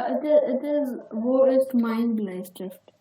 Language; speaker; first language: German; non-native, learner; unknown